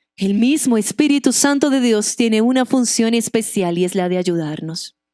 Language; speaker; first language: Spanish; non-native, local second language; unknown